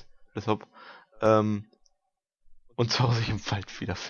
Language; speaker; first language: German; native; German